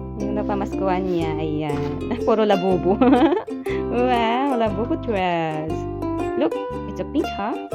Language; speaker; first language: Filipino; native; Filipino